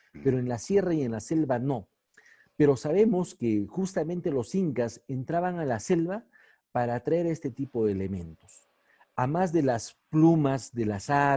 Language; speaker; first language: Spanish; native; Spanish